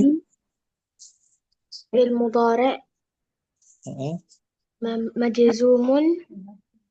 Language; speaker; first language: Arabic; non-native, learner; Indonesian